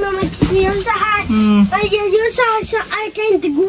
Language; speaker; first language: Swedish; early bilingual, other home language; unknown